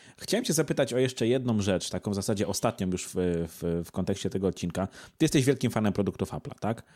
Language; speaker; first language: Polish; native; Polish